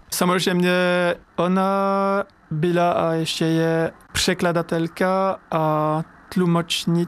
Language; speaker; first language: Czech; non-native, fluent; French